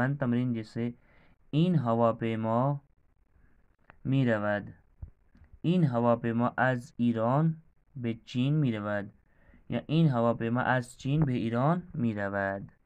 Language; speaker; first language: Persian; non-native, fluent; Urdu